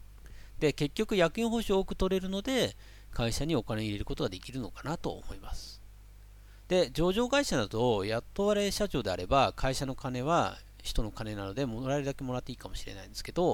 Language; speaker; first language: Japanese; native; Japanese